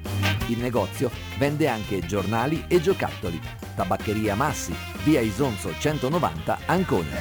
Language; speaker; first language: Italian; native; Italian